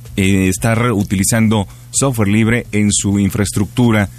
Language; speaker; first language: Spanish; native; Spanish